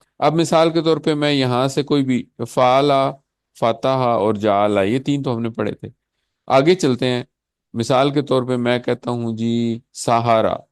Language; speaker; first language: Urdu; native; Urdu